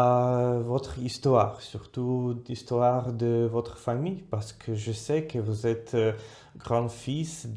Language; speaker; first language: French; non-native, fluent; Russian